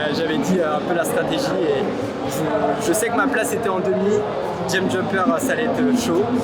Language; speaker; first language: French; native; French